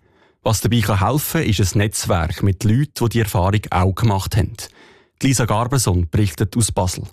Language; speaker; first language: German; native; German